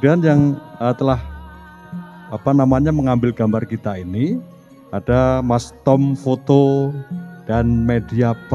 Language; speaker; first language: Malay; non-native, local second language; Javanese